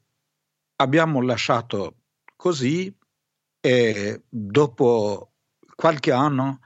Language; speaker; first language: Italian; non-native, fluent; Albanian